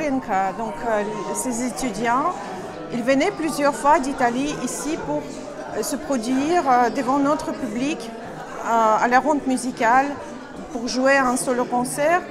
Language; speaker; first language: French; non-native, fluent; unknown